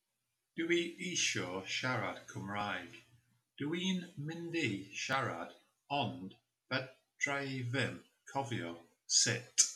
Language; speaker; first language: Welsh; non-native, learner; English